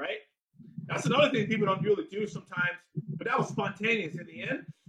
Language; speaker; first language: English; native; English